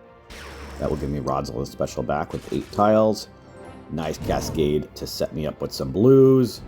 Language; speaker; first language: English; native; English